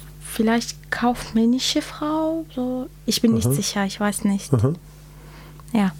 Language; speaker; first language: German; non-native, learner; Kurdish